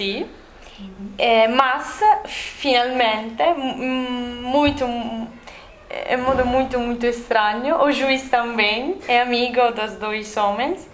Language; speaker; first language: Portuguese; non-native, learner; Italian